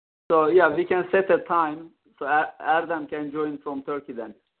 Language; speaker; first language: English; non-native, fluent; Turkish